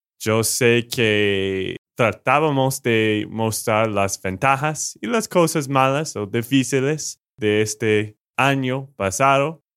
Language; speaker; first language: Spanish; non-native, fluent; English